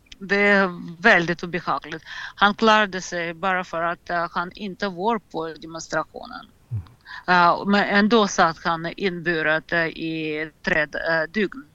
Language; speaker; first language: Swedish; non-native, fluent; Russian